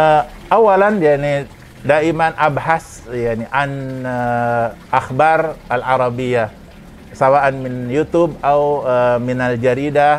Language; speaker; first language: Arabic; non-native, fluent; Indonesian